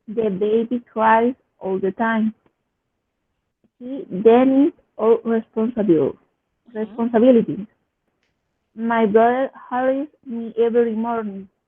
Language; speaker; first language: English; non-native, learner; Spanish